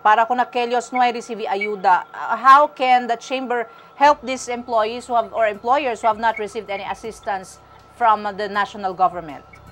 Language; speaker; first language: English; non-native, local second language; Chavacano